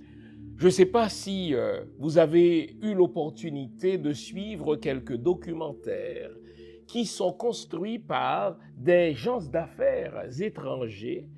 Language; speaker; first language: French; non-native, local second language; Haitian Creole